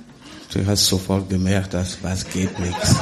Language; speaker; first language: German; non-native, learner; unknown